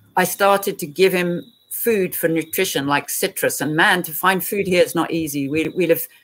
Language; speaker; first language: English; native; English